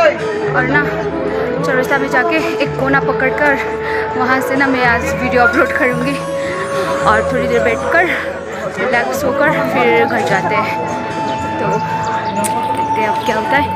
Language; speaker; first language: Hindi; non-native, local second language; Nepali